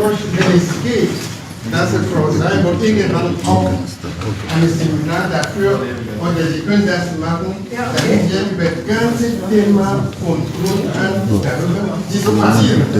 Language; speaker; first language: German; non-native, learner; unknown